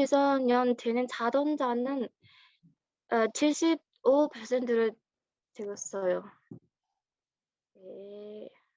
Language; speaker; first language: Korean; non-native, learner; Mongolian